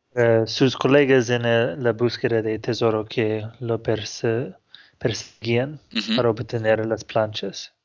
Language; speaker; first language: Spanish; non-native, fluent; English